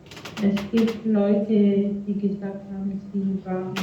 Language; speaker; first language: German; non-native, fluent; French